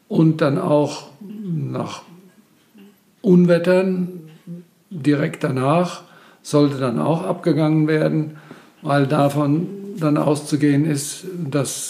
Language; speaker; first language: German; native; German